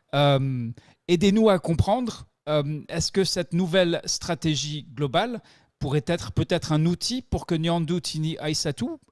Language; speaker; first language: French; native; French